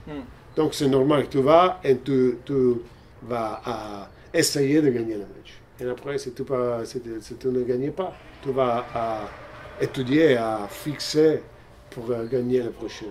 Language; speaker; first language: French; non-native, learner; Italian